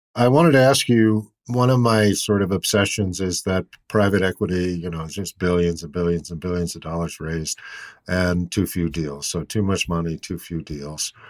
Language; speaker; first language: English; native; English